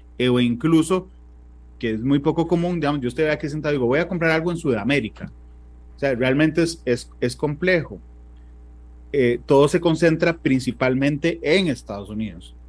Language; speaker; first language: Spanish; native; Spanish